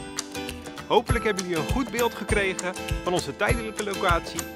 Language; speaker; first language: Dutch; native; Dutch